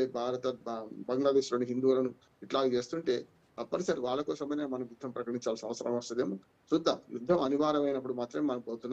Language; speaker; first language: Telugu; native; Telugu